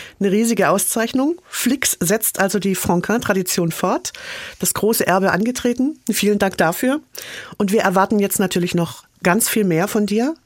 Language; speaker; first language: German; native; German